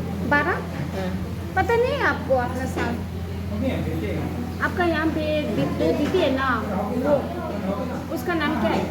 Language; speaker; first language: Hindi; non-native, local second language; Tibetan